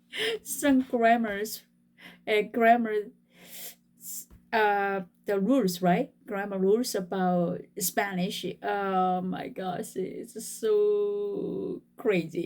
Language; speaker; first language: English; non-native, fluent; Korean